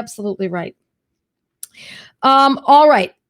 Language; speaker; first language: English; native; English